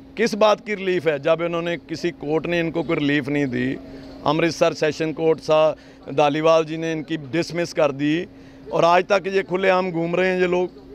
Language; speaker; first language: Hindi; non-native, local second language; Punjabi